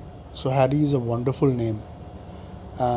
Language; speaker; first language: English; non-native, local second language; Hindi